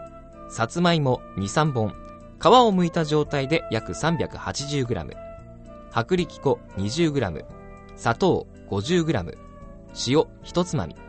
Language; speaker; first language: Japanese; native; Japanese